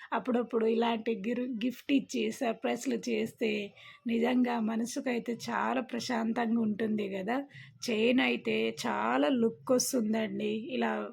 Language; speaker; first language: Telugu; non-native, local second language; Lambadi